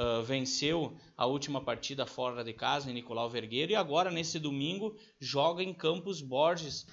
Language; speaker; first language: Portuguese; native; Portuguese